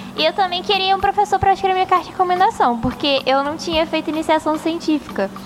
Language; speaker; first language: Portuguese; native; Portuguese